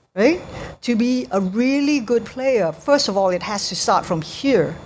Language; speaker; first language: English; native; English